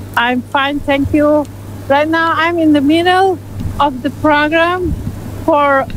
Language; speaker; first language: English; non-native, learner; Indonesian